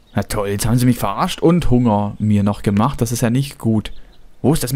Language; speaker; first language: German; native; German